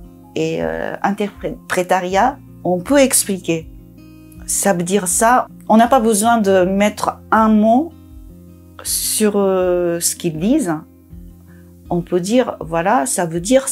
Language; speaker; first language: French; non-native, fluent; Japanese